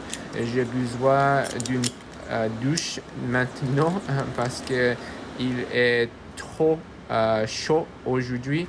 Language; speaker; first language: French; non-native, learner; English